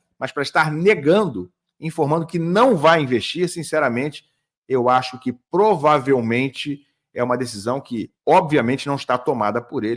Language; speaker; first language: Portuguese; native; Portuguese